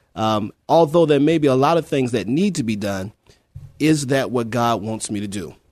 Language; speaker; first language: English; native; English